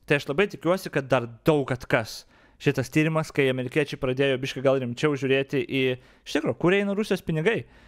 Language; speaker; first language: Lithuanian; native; Lithuanian